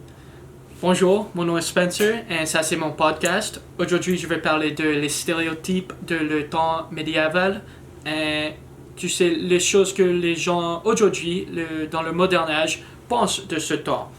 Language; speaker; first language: French; non-native, learner; English